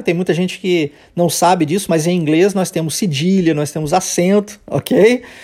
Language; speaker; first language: Portuguese; native; Portuguese